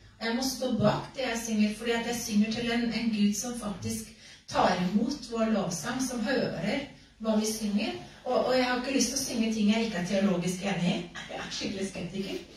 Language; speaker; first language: Norwegian; native; Norwegian